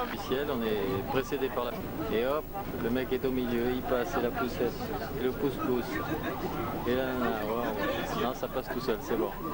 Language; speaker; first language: French; native; French